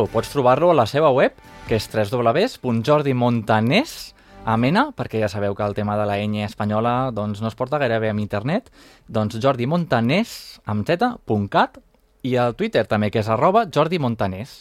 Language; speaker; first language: Catalan; native; Catalan